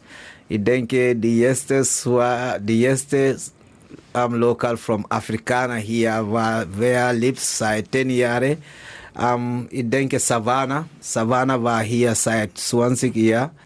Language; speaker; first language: German; non-native, learner; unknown